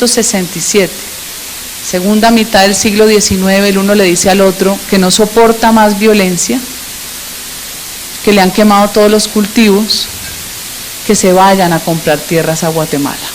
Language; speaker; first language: Spanish; native; Spanish